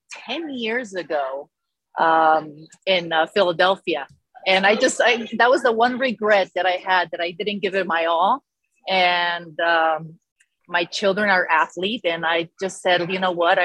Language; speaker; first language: English; non-native, fluent; Spanish